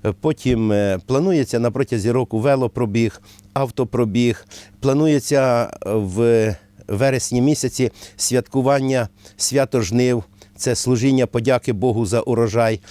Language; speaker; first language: Ukrainian; native; Ukrainian